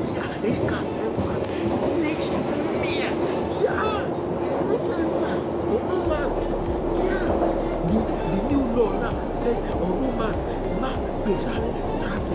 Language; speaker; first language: German; non-native, learner; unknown